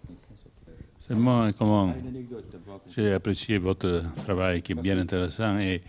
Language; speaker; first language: French; non-native, learner; Italian